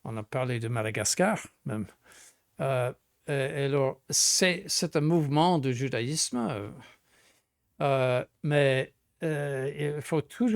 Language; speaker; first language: French; non-native, fluent; English